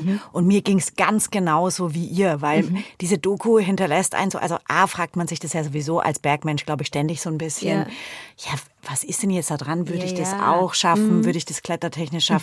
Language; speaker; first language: German; native; German